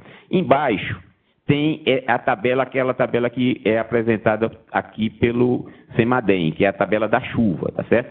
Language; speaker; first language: Portuguese; native; Portuguese